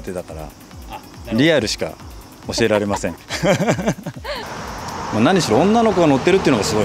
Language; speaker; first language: Japanese; native; Japanese